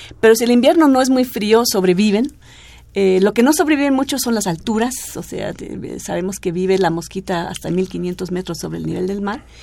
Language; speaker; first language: Spanish; non-native, fluent; German